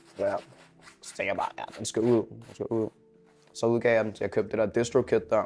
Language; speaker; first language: Danish; early bilingual, other home language; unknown